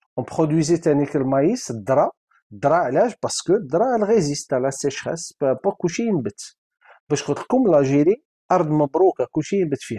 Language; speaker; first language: French; non-native, local second language; Arabic